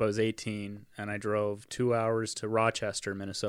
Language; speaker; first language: English; native; English